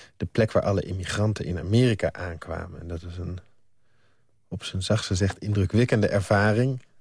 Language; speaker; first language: Dutch; native; Dutch